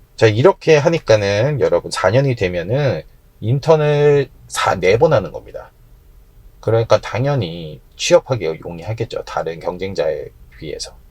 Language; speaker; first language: Korean; native; Korean